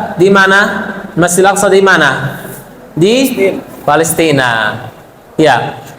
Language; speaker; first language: Indonesian; non-native, fluent; Arabic